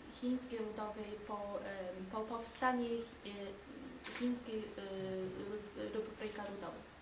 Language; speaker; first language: Polish; non-native, learner; Chinese